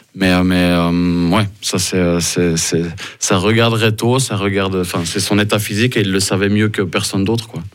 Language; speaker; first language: French; native; French